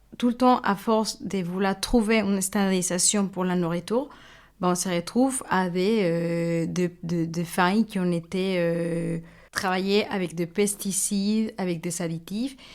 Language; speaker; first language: French; non-native, fluent; Spanish